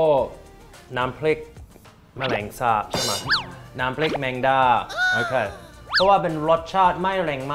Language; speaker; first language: Thai; non-native, fluent; English